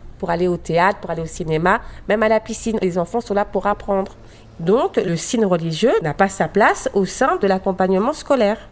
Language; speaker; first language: French; native; French